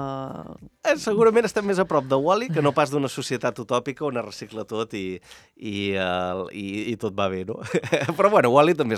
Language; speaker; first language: Catalan; native; Catalan